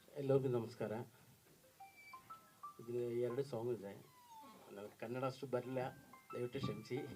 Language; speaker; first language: Kannada; non-native, learner; Malayalam